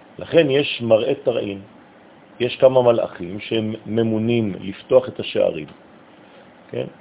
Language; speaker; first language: Hebrew; non-native, fluent; French